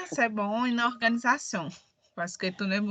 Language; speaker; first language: French; non-native, learner; Portuguese